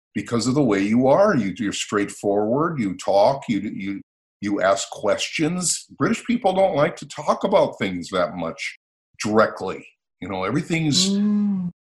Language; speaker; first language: English; native; English